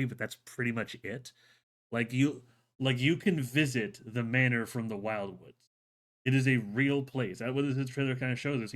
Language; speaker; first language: English; native; English